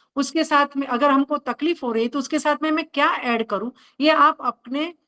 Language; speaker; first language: Hindi; non-native, local second language; Marathi